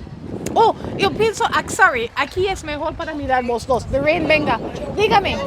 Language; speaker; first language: Spanish; non-native, learner; English